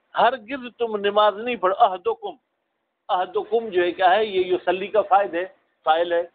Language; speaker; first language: Urdu; non-native, local second language; Sindhi